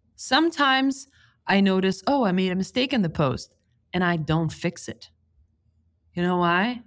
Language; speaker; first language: English; non-native, fluent; Lithuanian